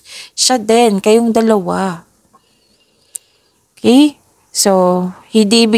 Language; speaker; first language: Filipino; native; Filipino